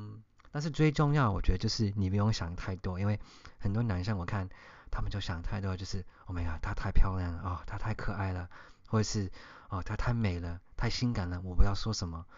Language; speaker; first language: Chinese; early bilingual, heritage; English